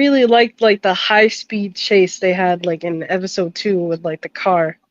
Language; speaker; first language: English; native; English